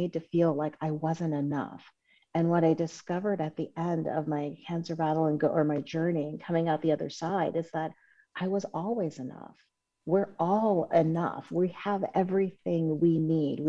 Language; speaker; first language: English; native; English